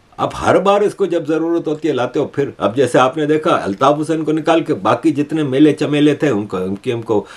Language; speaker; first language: Urdu; native; Urdu